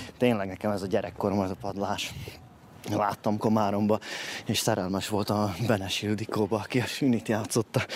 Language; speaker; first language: Hungarian; native; Hungarian